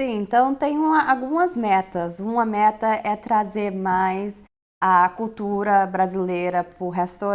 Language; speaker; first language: Portuguese; early bilingual, heritage; Portuguese